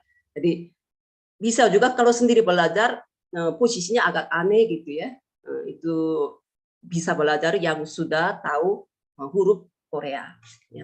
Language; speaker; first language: Indonesian; non-native, fluent; Korean